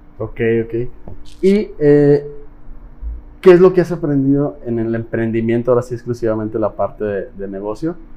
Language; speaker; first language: Spanish; native; Spanish